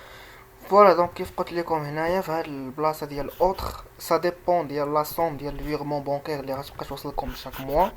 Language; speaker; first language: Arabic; native; Arabic